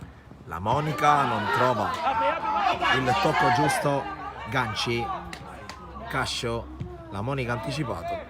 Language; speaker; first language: Italian; native; Italian